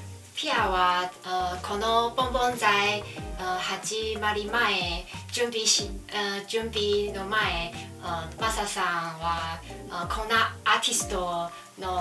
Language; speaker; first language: Japanese; non-native, learner; Chinese